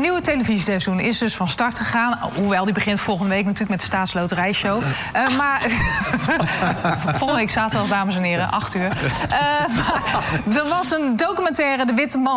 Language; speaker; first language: Dutch; native; Dutch